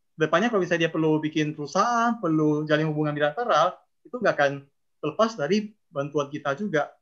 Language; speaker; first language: Indonesian; non-native, local second language; Chinese